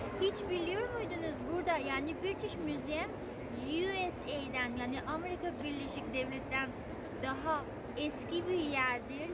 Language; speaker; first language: Turkish; non-native, fluent; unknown